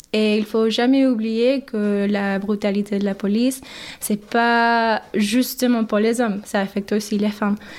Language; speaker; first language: French; non-native, fluent; English